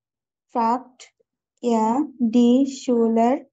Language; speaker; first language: German; non-native, learner; Bangla